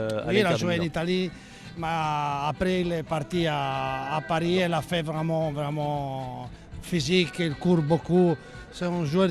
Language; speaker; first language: French; non-native, learner; Italian